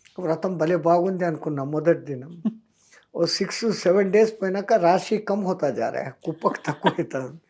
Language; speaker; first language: Telugu; non-native, local second language; Hindi